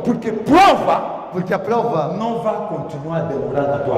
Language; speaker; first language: Portuguese; non-native, learner; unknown